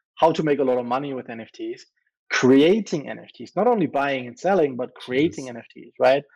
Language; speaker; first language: English; non-native, fluent; German